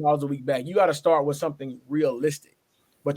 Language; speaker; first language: English; native; English